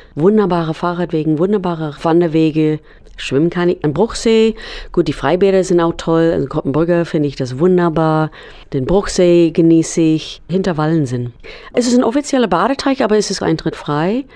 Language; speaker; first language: German; non-native, fluent; English